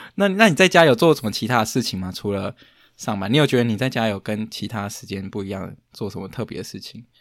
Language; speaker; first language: Chinese; native; Chinese